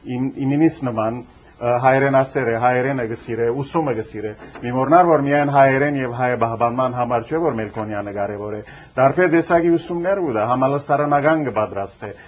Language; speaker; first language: Armenian; early bilingual, heritage; Armenian